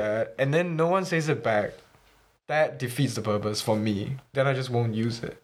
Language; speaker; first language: English; early bilingual, other home language; Chinese